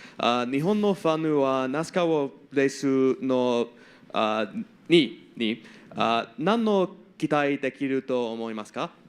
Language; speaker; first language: Japanese; non-native, learner; English